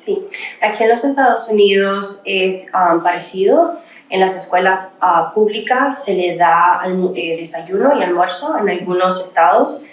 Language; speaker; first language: Spanish; early bilingual, other home language; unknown